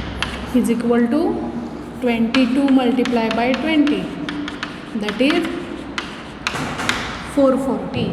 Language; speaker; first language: English; non-native, local second language; Marathi